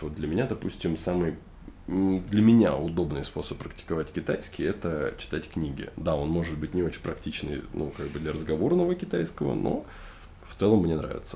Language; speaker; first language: Russian; native; Russian